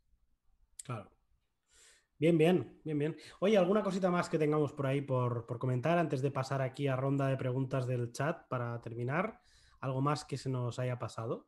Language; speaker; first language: Spanish; native; Spanish